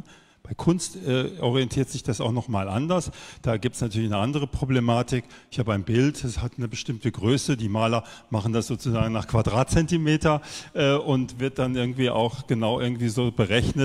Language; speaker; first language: German; native; German